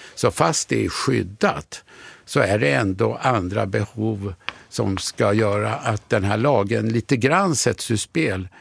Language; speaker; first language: Swedish; native; Swedish